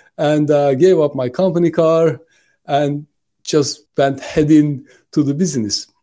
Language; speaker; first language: English; non-native, fluent; Turkish